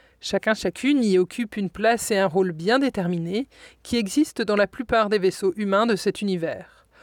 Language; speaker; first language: French; native; French